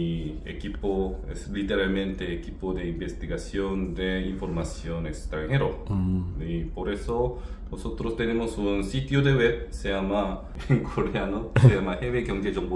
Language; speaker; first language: Spanish; non-native, learner; Korean